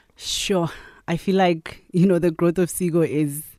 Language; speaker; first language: English; non-native, local second language; Zulu